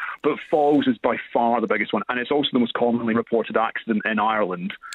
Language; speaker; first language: English; native; English